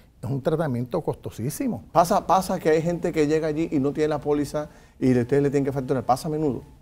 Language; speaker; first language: Spanish; native; Spanish